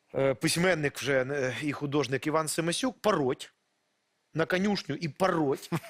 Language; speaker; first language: Ukrainian; non-native, local second language; Russian